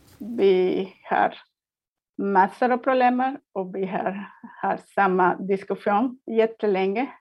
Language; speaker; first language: Swedish; non-native, fluent; Spanish